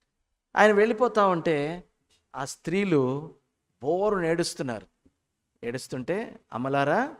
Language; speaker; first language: Telugu; native; Telugu